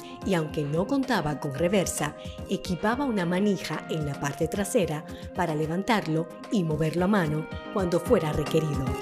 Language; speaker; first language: Spanish; native; Spanish